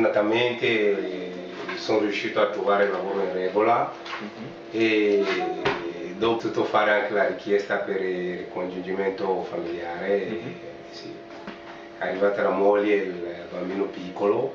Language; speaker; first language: Italian; non-native, fluent; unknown